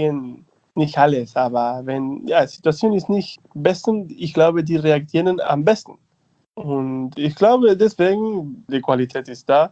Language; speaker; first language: German; non-native, learner; Spanish